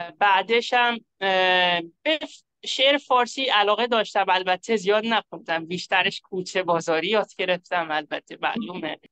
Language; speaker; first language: Persian; non-native, fluent; Urdu